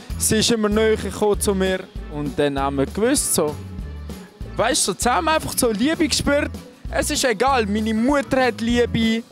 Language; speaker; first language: German; native; German